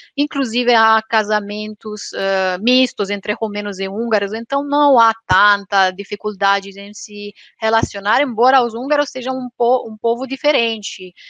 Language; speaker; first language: Portuguese; non-native, fluent; Romanian